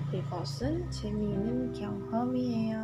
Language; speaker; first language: Korean; non-native, learner; Indonesian